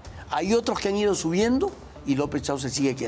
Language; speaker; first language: Spanish; native; Spanish